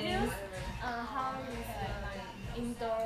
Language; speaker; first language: English; non-native, learner; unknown